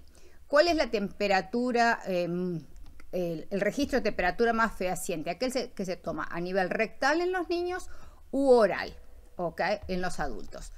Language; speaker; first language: Spanish; native; Spanish